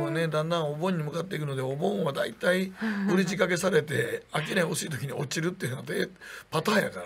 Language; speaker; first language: Japanese; native; Japanese